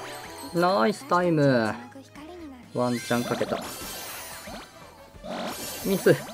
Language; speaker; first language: Japanese; native; Japanese